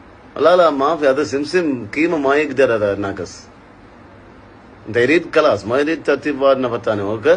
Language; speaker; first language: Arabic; non-native, learner; Malayalam